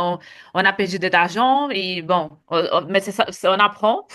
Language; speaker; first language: French; non-native, fluent; Portuguese